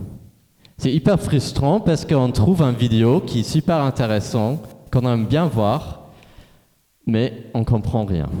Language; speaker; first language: French; non-native, fluent; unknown